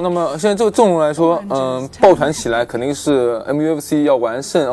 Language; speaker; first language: Chinese; native; Chinese